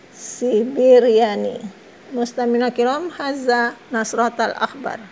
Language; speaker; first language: Arabic; non-native, fluent; Indonesian